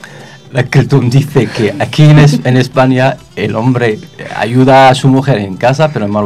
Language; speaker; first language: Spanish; non-native, fluent; Arabic